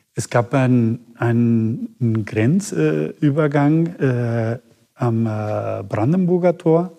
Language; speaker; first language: German; non-native, fluent; Spanish